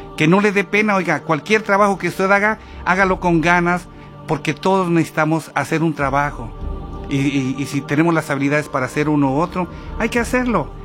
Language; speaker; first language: Spanish; native; Spanish